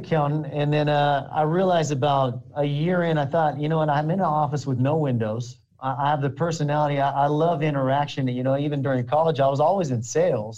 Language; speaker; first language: English; native; English